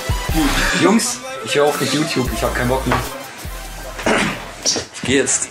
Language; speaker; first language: German; native; German